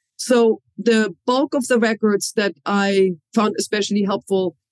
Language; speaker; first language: English; non-native, fluent; German